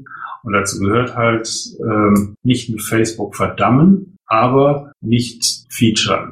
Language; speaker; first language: German; native; German